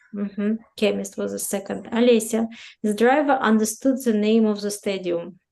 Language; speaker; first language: English; non-native, fluent; Russian